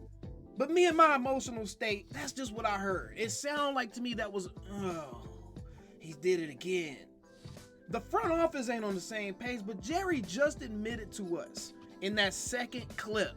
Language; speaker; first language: English; native; English